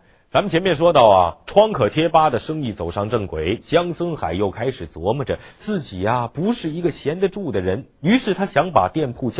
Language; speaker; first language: Chinese; native; Chinese